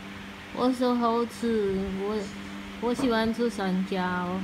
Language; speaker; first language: Chinese; non-native, learner; Filipino